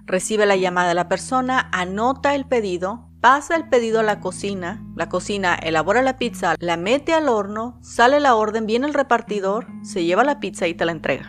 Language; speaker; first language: Spanish; native; Spanish